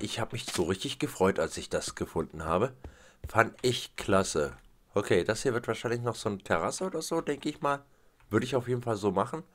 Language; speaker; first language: German; native; German